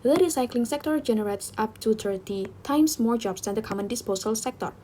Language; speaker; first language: English; non-native, fluent; Indonesian